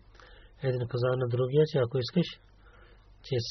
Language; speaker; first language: Bulgarian; non-native, learner; Urdu